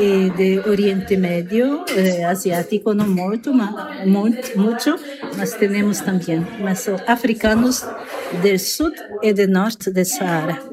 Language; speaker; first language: Spanish; non-native, learner; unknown